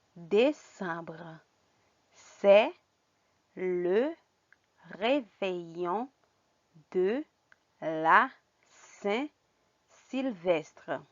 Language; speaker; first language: French; non-native, fluent; Spanish